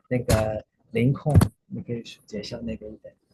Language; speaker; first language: Chinese; early bilingual, heritage; Chinese